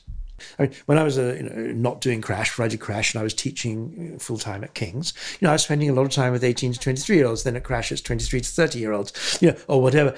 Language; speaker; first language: English; native; English